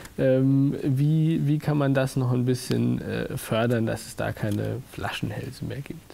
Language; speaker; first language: German; native; German